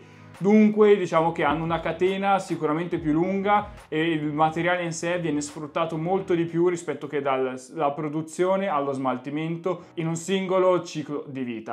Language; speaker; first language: Italian; native; Italian